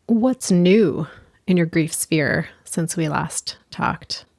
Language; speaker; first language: English; native; English